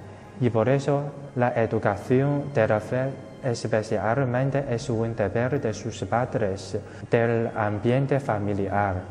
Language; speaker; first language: Spanish; non-native, fluent; Chinese